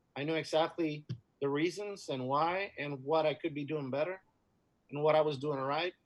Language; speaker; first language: English; non-native, fluent; Spanish